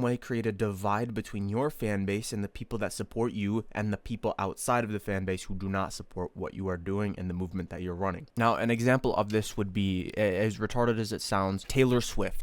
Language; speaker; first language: English; native; English